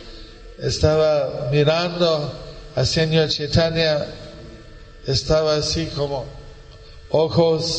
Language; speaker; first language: Spanish; non-native, learner; English